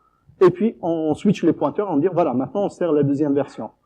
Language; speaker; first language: French; native; French